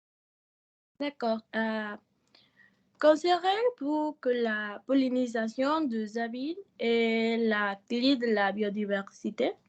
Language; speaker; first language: French; non-native, learner; Spanish